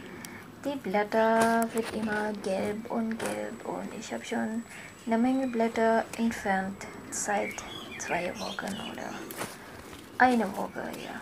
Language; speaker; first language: German; non-native, fluent; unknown